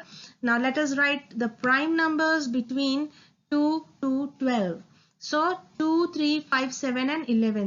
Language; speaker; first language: English; non-native, local second language; Hindi